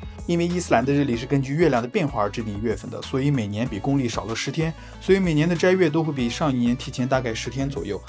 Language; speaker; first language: Chinese; native; Chinese